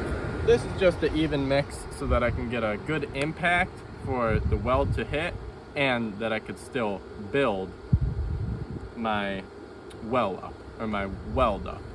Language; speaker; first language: English; native; English